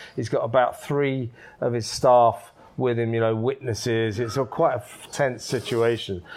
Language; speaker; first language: English; native; English